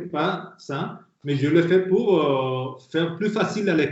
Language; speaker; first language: French; non-native, fluent; Spanish